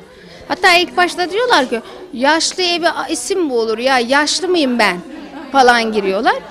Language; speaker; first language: Turkish; native; Turkish